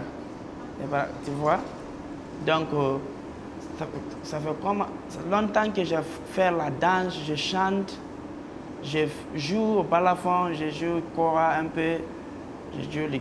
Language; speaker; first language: French; non-native, local second language; Mandingo